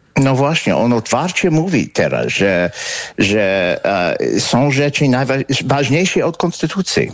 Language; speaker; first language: Polish; non-native, fluent; English